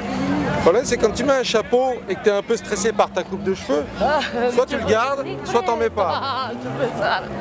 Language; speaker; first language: French; native; French